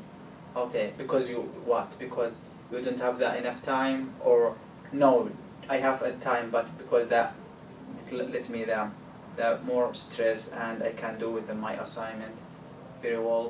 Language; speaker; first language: English; non-native, learner; Arabic